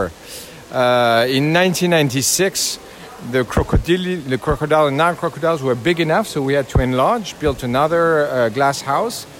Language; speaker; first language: English; non-native, learner; French